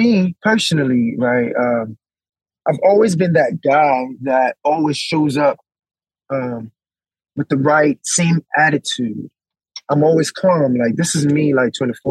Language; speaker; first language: English; non-native, local second language; Yoruba